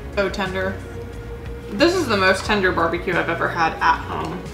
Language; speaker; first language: English; native; English